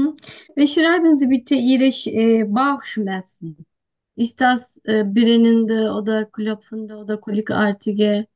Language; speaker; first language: German; non-native, learner; Turkish